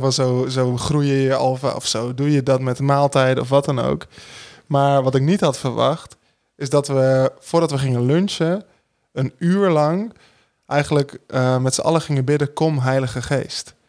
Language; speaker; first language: Dutch; native; Dutch